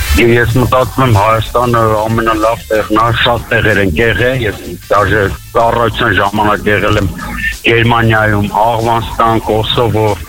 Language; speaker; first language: Armenian; native; Armenian